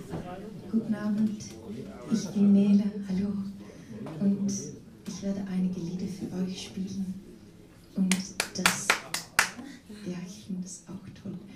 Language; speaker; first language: German; non-native, learner; Dutch